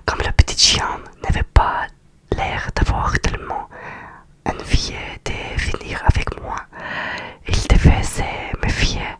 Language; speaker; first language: French; non-native, learner; Russian